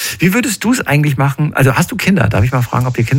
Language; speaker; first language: German; native; German